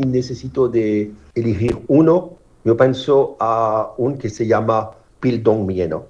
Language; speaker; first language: Spanish; non-native, fluent; French